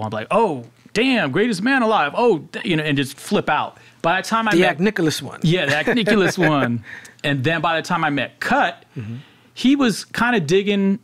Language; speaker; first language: English; native; English